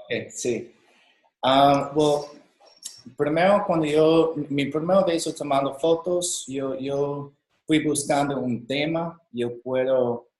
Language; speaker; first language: Spanish; non-native, learner; English